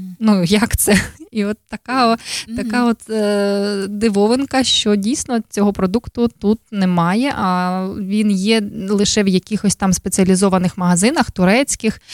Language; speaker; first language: Ukrainian; native; Ukrainian